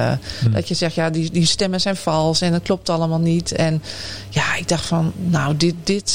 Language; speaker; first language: Dutch; native; Dutch